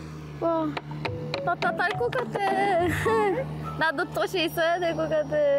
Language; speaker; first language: Korean; non-native, learner; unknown